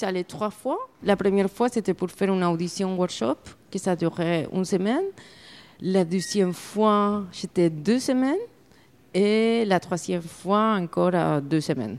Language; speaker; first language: French; non-native, fluent; Spanish